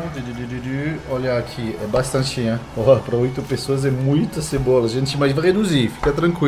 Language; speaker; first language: Portuguese; non-native, fluent; French